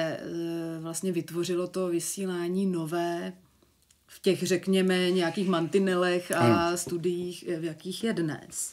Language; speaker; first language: Czech; native; Czech